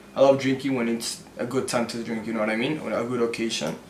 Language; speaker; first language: English; early bilingual, other home language; Spanish